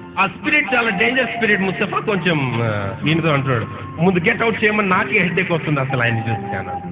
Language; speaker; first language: Telugu; non-native, local second language; Urdu